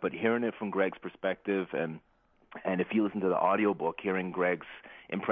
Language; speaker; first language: English; native; English